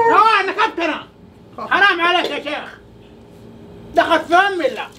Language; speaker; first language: Arabic; native; Arabic